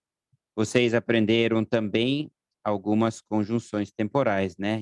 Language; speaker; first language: Portuguese; non-native, fluent; German